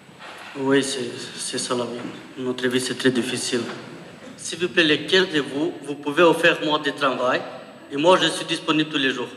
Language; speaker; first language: French; non-native, learner; Romanian